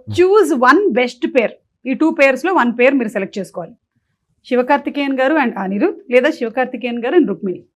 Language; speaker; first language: Telugu; non-native, local second language; Malayalam